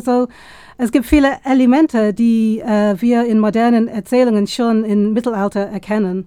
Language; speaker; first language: German; non-native, fluent; English